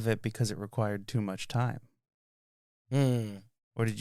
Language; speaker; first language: English; native; English